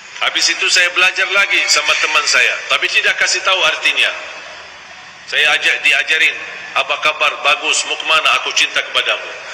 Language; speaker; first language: Malay; non-native, fluent; Arabic